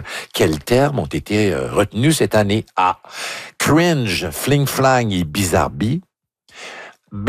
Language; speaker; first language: French; native; French